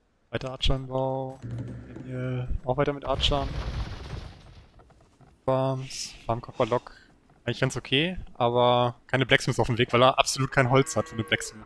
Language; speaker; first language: German; native; German